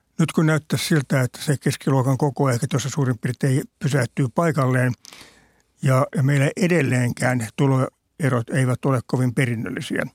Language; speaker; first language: Finnish; native; Finnish